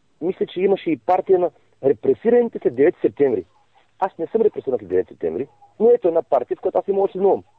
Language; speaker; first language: Bulgarian; non-native, local second language; Turkish